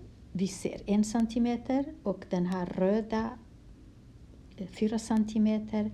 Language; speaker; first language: Swedish; non-native, fluent; Kurdish